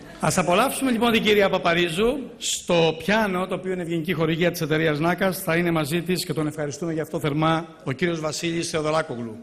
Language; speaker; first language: Greek; native; Greek